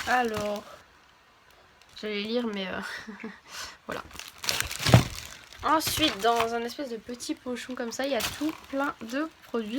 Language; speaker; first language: French; native; French